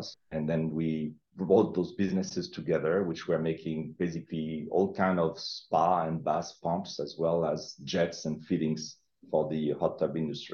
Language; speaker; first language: English; non-native, fluent; French